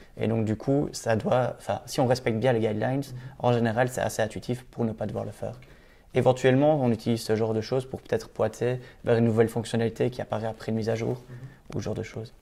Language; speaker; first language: French; native; French